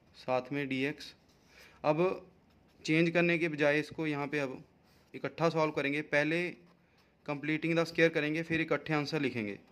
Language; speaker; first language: Hindi; non-native, local second language; Punjabi